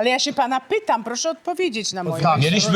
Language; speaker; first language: Polish; native; Polish